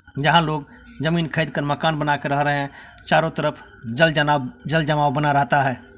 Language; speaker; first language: Hindi; native; Hindi